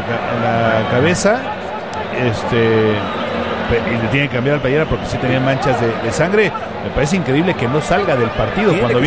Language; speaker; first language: Spanish; native; Spanish